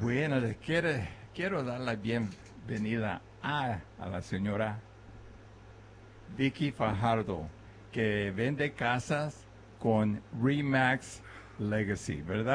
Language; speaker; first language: Spanish; early bilingual, other home language; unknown